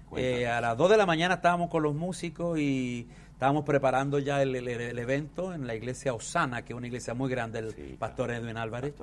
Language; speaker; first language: Spanish; native; Spanish